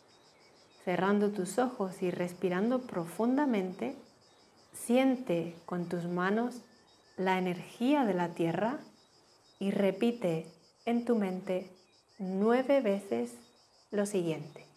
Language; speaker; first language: Spanish; native; Spanish